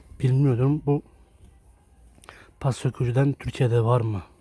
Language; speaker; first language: Turkish; early bilingual, heritage; Turkish